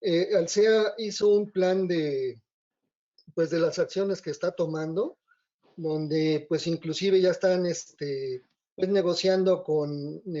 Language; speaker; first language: Spanish; native; Spanish